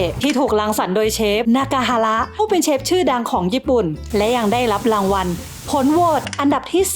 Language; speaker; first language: Thai; native; Thai